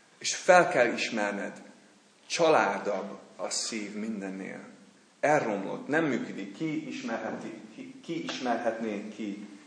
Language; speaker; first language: Hungarian; non-native, fluent; English